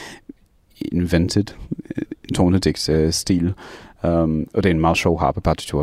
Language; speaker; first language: Danish; non-native, fluent; English